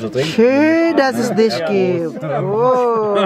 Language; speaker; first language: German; non-native, learner; Filipino